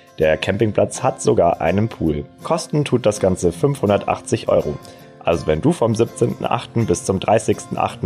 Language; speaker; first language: German; native; German